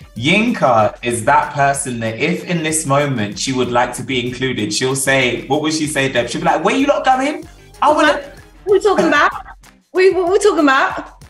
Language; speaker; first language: English; native; English